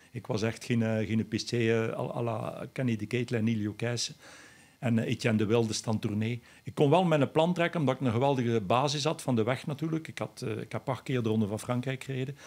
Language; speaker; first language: Dutch; native; Dutch